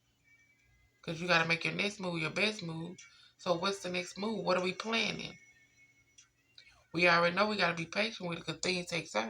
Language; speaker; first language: English; native; English